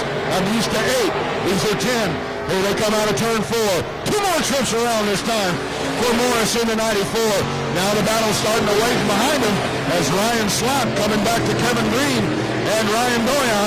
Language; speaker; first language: English; native; English